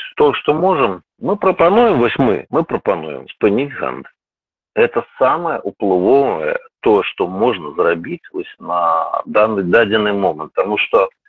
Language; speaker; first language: Belarusian; non-native, local second language; Russian